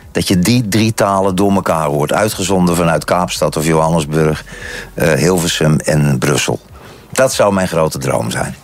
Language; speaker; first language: Dutch; native; Dutch